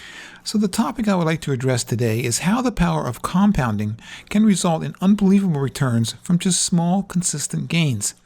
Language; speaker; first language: English; native; English